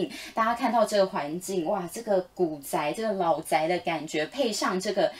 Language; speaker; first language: Chinese; native; Chinese